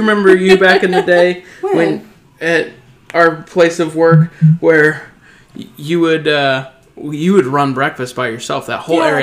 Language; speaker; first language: English; native; English